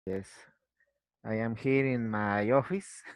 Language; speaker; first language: English; non-native, learner; Spanish